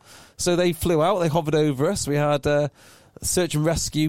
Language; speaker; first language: English; native; English